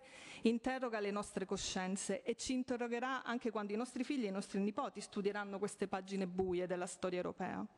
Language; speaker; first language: Italian; native; Italian